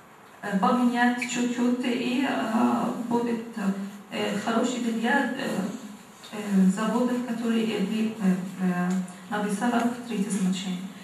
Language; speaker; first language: Russian; non-native, learner; Arabic